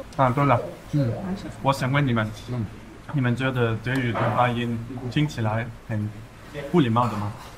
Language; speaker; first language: Chinese; non-native, learner; German